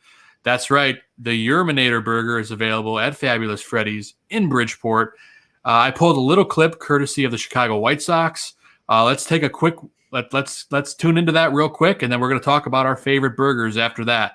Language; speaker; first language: English; native; English